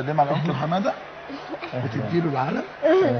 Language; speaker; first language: Arabic; native; Arabic